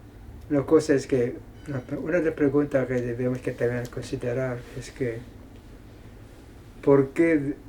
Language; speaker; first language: Spanish; non-native, fluent; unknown